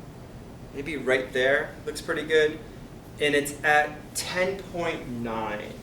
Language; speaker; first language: English; native; English